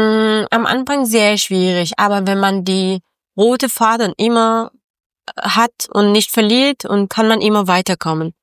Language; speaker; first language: German; non-native, learner; Persian